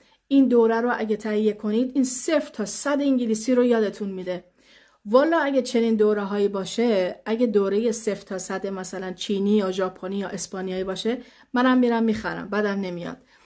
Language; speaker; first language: Persian; early bilingual, heritage; Persian